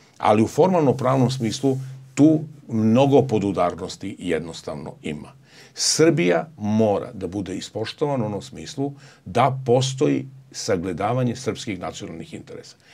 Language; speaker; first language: Serbian; native; Serbian